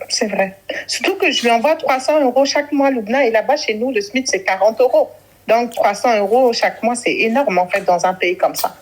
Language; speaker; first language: French; early bilingual, other home language; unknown